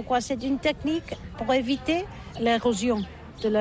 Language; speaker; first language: French; non-native, learner; Catalan